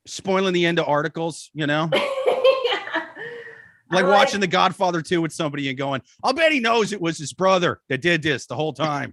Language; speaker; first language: English; native; English